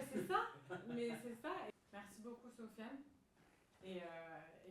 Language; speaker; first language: French; native; French